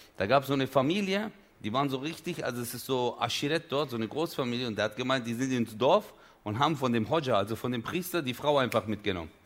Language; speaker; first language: German; early bilingual, other home language; Turkish